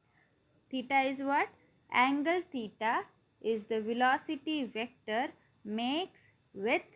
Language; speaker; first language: English; non-native, local second language; Marathi